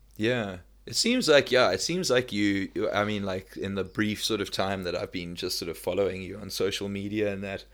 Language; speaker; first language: English; native; English